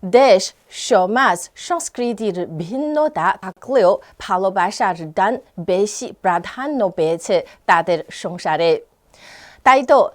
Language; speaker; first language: Bangla; non-native, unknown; Chinese